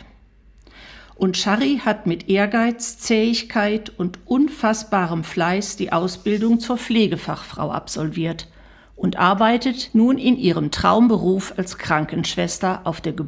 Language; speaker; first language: German; native; German